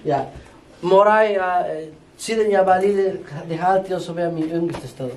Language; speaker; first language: Danish; non-native, fluent; Spanish